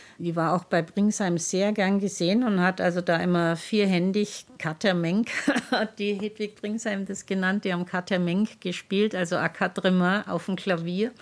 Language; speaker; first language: German; native; German